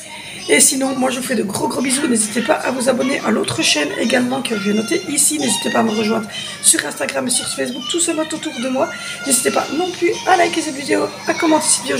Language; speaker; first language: French; native; French